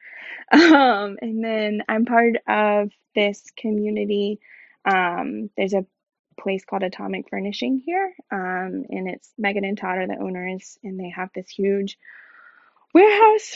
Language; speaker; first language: English; native; English